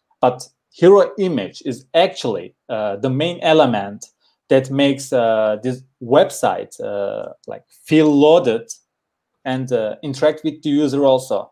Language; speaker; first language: English; non-native, learner; Turkish